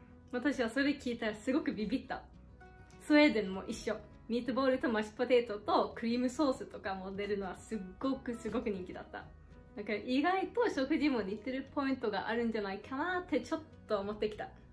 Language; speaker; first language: Japanese; non-native, fluent; Swedish